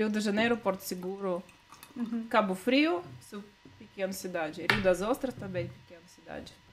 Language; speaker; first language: Portuguese; non-native, learner; Russian